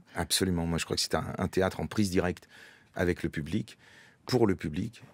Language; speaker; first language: French; native; French